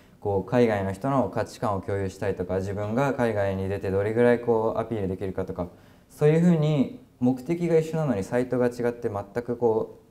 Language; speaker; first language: Japanese; native; Japanese